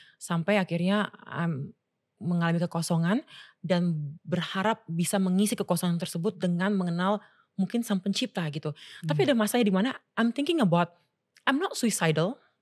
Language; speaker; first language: Indonesian; native; Indonesian